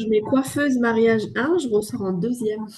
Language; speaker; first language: French; native; French